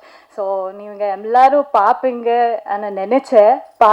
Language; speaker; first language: Tamil; non-native, learner; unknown